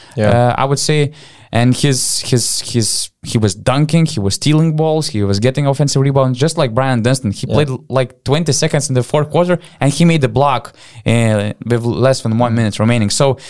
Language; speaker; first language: English; non-native, fluent; Lithuanian